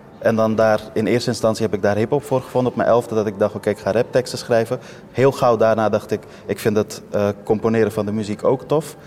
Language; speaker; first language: Dutch; early bilingual, other home language; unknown